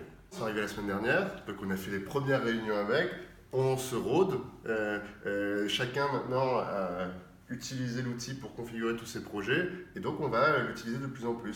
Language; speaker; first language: French; native; French